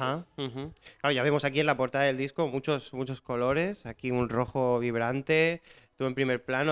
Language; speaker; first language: Spanish; native; Spanish